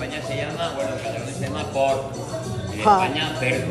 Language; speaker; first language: Spanish; non-native, local second language; Catalan